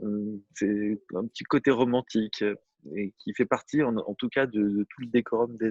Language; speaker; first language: French; native; French